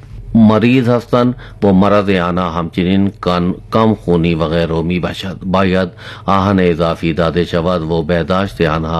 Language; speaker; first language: Persian; non-native, fluent; Urdu